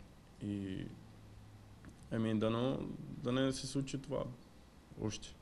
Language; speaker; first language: Bulgarian; non-native, learner; Portuguese